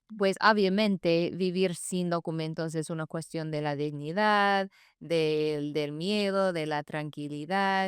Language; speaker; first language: Spanish; non-native, fluent; English